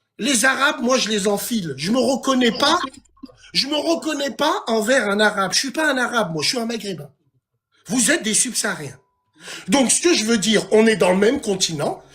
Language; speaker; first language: French; early bilingual, other home language; Arabic